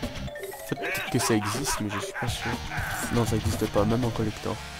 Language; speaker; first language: French; native; French